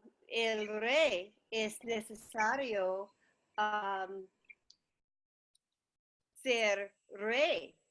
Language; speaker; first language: Spanish; non-native, learner; English